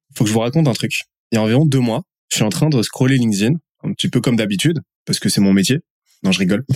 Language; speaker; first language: French; native; French